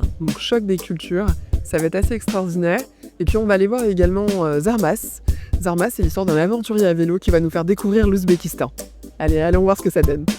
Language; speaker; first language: French; native; French